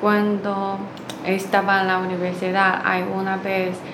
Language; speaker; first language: Spanish; non-native, learner; Chinese